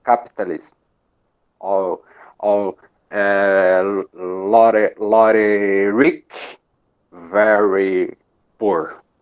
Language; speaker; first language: English; non-native, learner; Portuguese